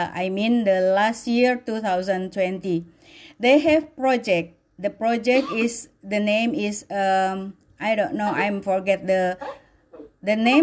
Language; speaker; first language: English; non-native, learner; Indonesian